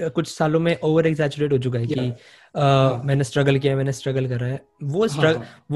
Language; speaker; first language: Hindi; native; Hindi